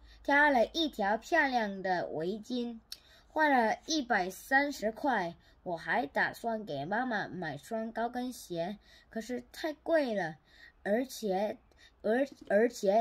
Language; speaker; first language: Chinese; non-native, learner; Korean